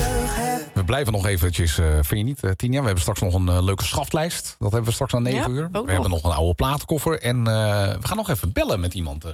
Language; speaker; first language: Dutch; native; Dutch